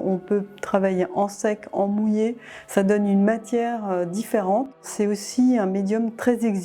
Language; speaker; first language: French; native; French